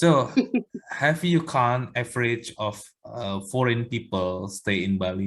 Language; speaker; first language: English; non-native, learner; Indonesian